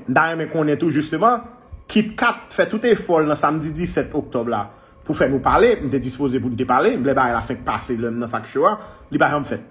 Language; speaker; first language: Haitian Creole; native; Haitian Creole